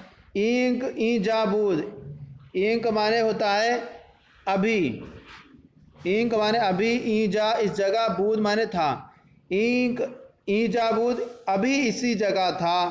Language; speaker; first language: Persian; non-native, fluent; Urdu